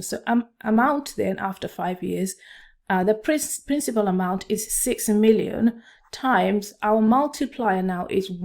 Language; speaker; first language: English; non-native, local second language; Swahili